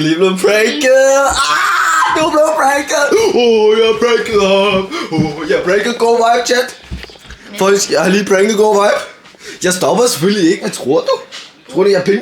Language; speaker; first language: Danish; native; Danish